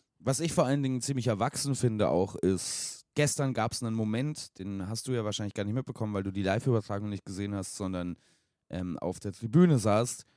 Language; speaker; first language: German; native; German